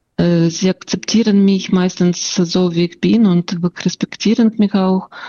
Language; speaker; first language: German; non-native, fluent; Russian